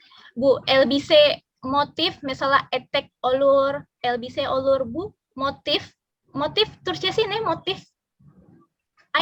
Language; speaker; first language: Turkish; non-native, learner; Indonesian